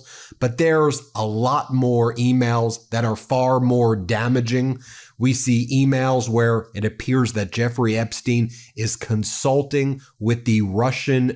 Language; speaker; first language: English; native; English